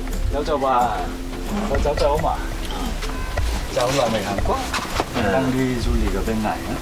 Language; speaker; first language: Vietnamese; non-native, fluent; Korean